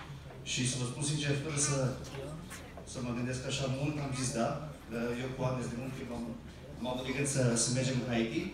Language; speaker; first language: Romanian; early bilingual, heritage; Romanian